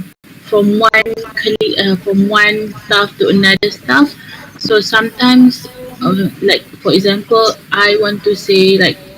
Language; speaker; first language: English; non-native, learner; Malay